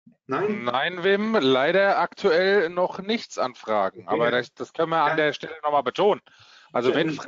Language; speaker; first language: German; native; German